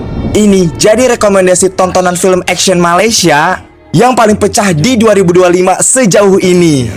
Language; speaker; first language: Indonesian; native; Indonesian